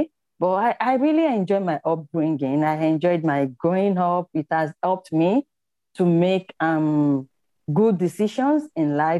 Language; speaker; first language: English; non-native, local second language; Yoruba